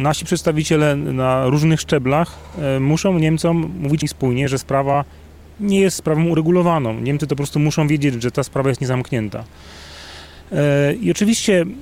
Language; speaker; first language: Polish; native; Polish